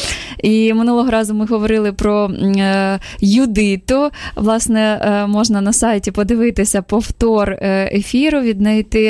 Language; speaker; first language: Ukrainian; native; Ukrainian